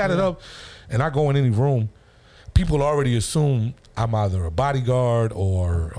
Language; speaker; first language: English; native; English